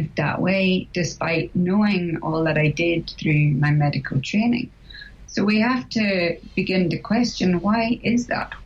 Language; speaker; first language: English; native; English